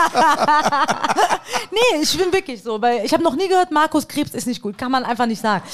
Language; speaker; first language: German; early bilingual, other home language; Persian